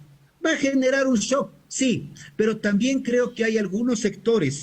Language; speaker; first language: Spanish; native; Spanish